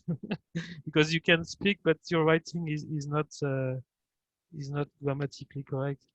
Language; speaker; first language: English; non-native, fluent; French